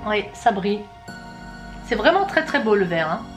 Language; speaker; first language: French; native; French